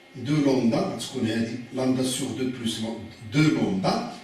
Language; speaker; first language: French; non-native, local second language; Arabic